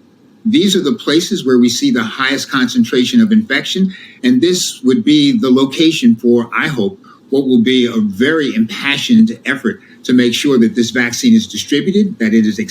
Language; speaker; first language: English; native; English